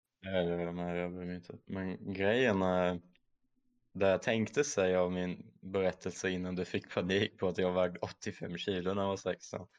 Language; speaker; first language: Swedish; early bilingual, other home language; German